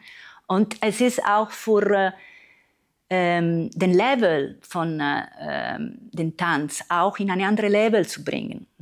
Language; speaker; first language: German; non-native, fluent; Italian